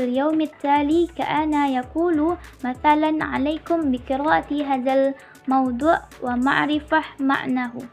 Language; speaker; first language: Arabic; non-native, learner; Indonesian